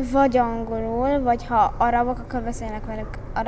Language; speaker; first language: Hungarian; early bilingual, other home language; Arabic